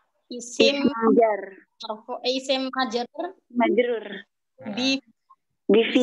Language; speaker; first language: Arabic; non-native, learner; Indonesian